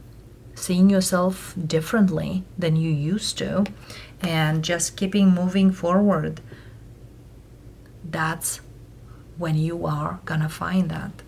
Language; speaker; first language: English; non-native, fluent; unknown